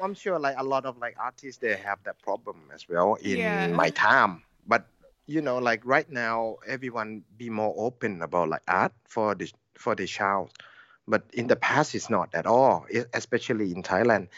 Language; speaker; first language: English; non-native, learner; Thai